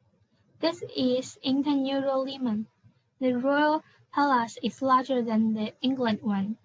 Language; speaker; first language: English; non-native, learner; Malay